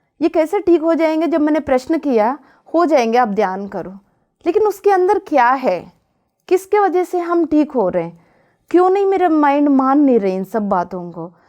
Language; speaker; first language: Hindi; non-native, local second language; Telugu